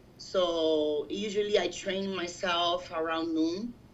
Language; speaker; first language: English; non-native, fluent; Portuguese